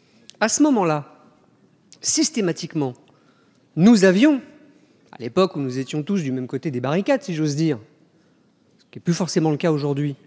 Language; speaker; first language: French; native; French